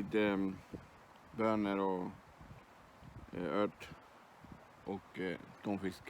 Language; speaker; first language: Swedish; non-native, fluent; Spanish